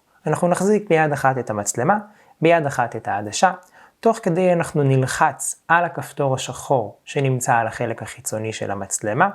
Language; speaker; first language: Hebrew; native; Hebrew